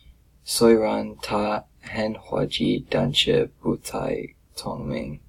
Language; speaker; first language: Chinese; non-native, learner; English